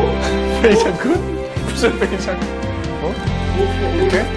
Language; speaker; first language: Chinese; non-native, learner; Korean